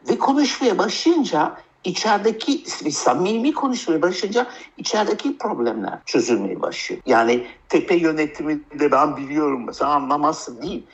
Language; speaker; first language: Turkish; early bilingual, heritage; Turkish